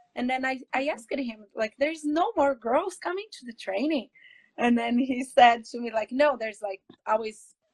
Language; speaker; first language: English; non-native, fluent; Portuguese